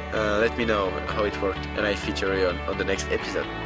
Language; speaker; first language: English; non-native, fluent; French